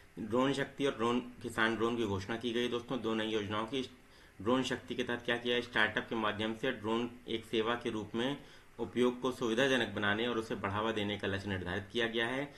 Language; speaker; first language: Hindi; native; Hindi